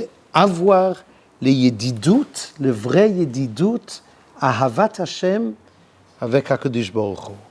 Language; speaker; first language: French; non-native, learner; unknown